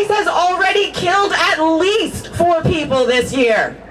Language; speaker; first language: English; native; English